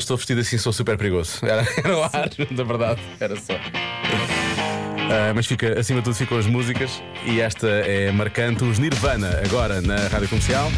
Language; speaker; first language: Portuguese; native; Portuguese